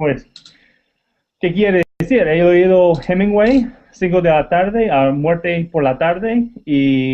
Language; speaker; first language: Spanish; non-native, learner; English